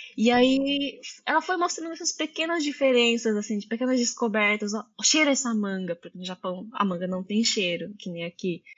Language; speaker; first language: Portuguese; early bilingual, heritage; Japanese